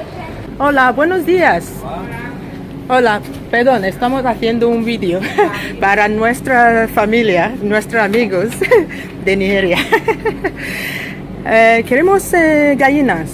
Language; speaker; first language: Spanish; non-native, fluent; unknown